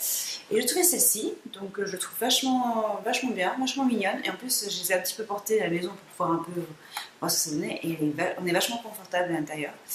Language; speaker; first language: French; native; French